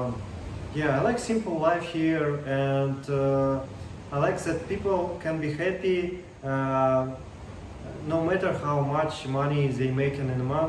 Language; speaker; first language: English; non-native, learner; Russian